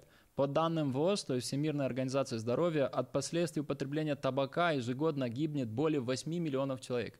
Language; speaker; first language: Russian; native; Russian